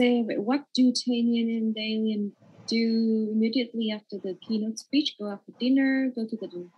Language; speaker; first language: English; non-native, fluent; Vietnamese